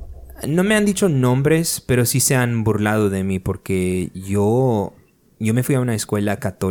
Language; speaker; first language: Spanish; early bilingual, other home language; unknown